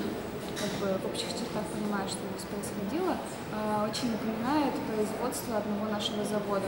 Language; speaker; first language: Russian; native; Russian